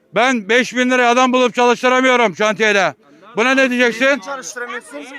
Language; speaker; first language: Turkish; native; Turkish